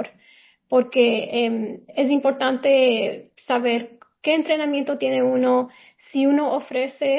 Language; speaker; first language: Spanish; early bilingual, heritage; Spanish